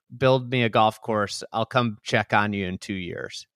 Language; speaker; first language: English; native; English